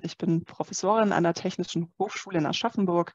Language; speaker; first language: German; native; German